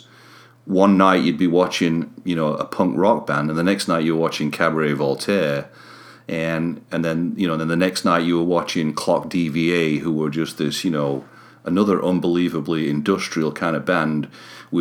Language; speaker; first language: English; native; English